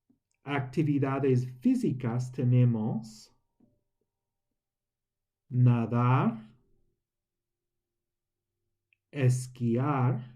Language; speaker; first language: Spanish; non-native, fluent; English